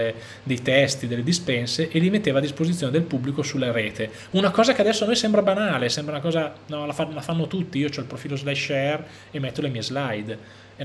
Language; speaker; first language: Italian; native; Italian